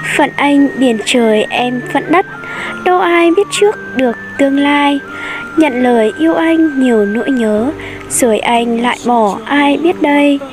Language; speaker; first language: Vietnamese; non-native, local second language; Hmong